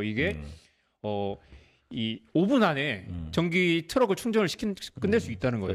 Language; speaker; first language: Korean; native; Korean